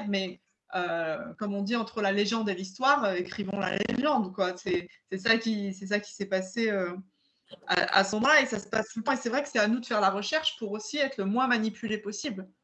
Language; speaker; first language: French; early bilingual, other home language; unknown